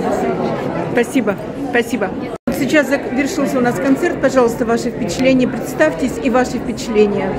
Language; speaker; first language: Russian; native; Russian